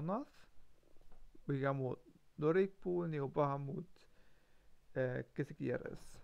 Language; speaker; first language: Spanish; non-native, learner; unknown